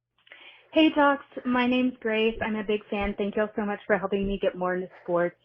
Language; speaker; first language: English; native; English